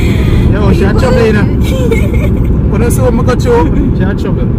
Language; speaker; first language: English; native; English